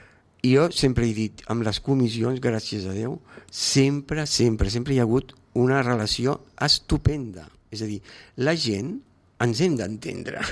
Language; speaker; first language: Catalan; native; Catalan